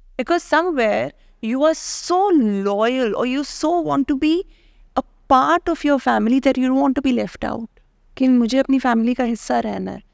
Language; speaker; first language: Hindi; native; Hindi